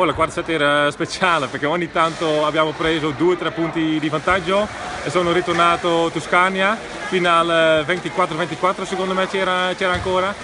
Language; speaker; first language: Italian; non-native, learner; Dutch